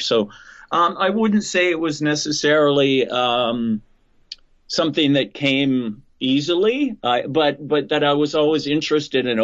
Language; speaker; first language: English; native; English